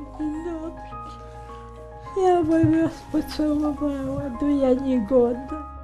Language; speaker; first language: Polish; early bilingual, heritage; Polish